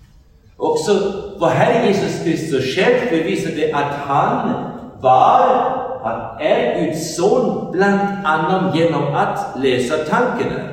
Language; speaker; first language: Swedish; non-native, fluent; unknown